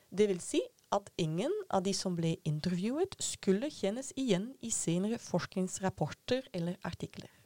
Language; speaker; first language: Norwegian; non-native, fluent; Dutch